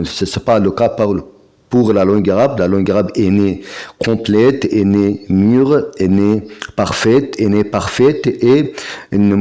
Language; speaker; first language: French; non-native, fluent; Arabic